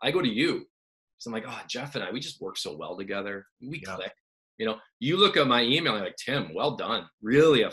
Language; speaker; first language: English; native; English